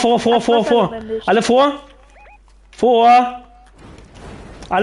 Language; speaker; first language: German; native; German